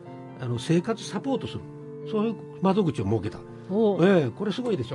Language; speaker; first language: Japanese; native; Japanese